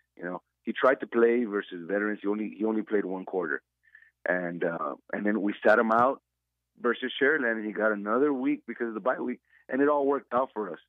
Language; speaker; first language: English; native; English